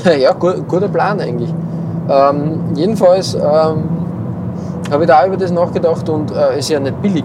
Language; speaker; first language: German; native; German